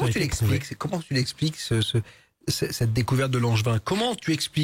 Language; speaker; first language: French; native; French